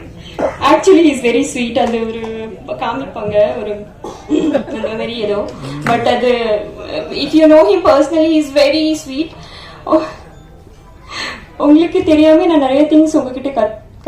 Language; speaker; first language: Tamil; non-native, learner; Bangla